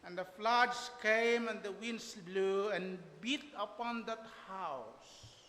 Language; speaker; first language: English; non-native, local second language; Filipino